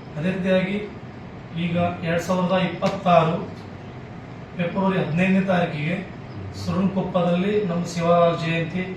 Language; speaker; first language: Kannada; non-native, local second language; Lambadi